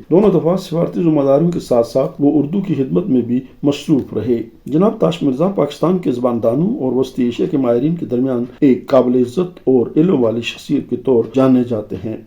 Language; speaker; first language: Urdu; native; Urdu